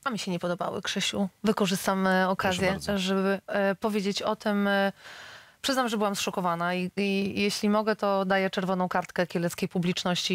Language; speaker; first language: Polish; native; Polish